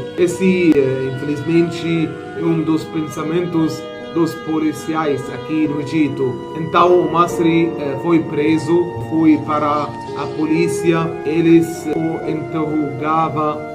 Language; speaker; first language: Portuguese; non-native, fluent; Arabic